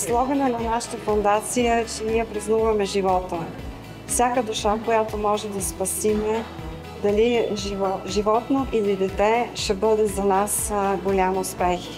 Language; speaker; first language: Bulgarian; early bilingual, heritage; Bulgarian